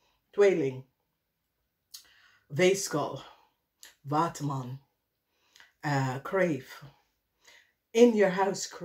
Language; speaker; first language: Dutch; non-native, fluent; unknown